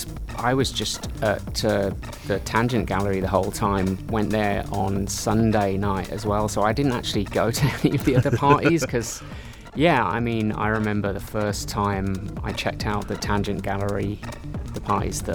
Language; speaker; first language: English; native; English